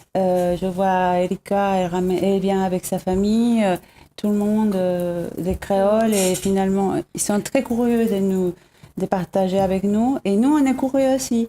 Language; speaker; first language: French; non-native, fluent; Spanish